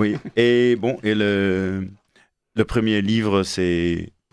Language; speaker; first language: French; non-native, fluent; Portuguese